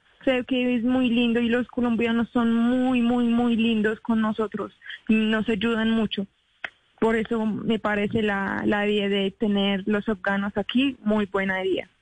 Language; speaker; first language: Spanish; non-native, learner; Arabic